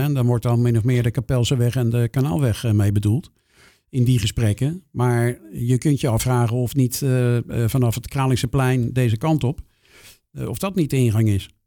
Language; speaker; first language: Dutch; native; Dutch